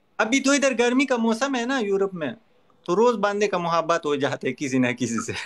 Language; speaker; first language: Urdu; non-native, local second language; Pashto